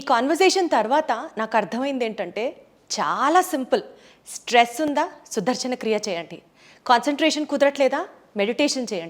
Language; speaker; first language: Telugu; native; Telugu